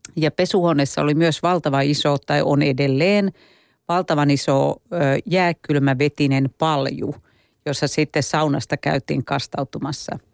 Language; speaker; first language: Finnish; native; Finnish